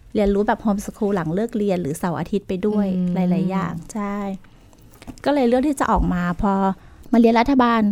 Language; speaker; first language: Thai; native; Thai